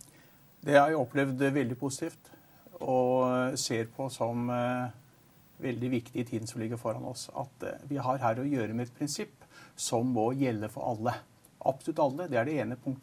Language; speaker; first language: Norwegian; native; Norwegian